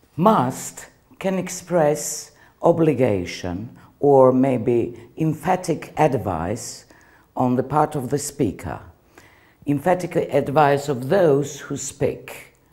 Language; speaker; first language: English; non-native, fluent; Georgian